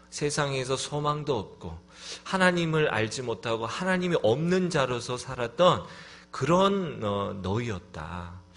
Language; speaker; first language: Korean; native; Korean